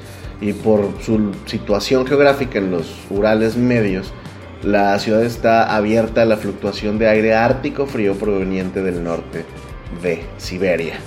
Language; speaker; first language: Spanish; native; Spanish